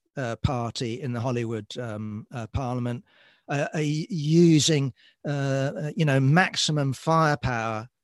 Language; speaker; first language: English; native; English